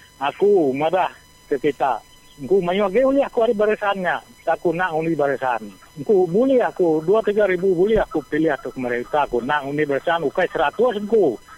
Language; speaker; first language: Malay; native; Malay